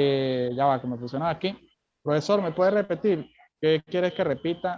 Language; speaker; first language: Spanish; native; Spanish